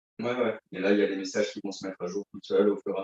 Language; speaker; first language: French; native; French